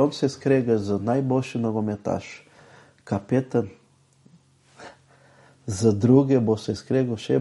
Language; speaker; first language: Slovenian; non-native, fluent; Portuguese